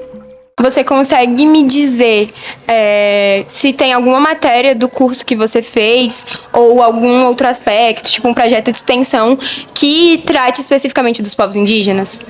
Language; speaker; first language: Portuguese; native; Portuguese